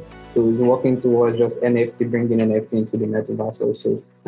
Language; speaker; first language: English; non-native, local second language; Yoruba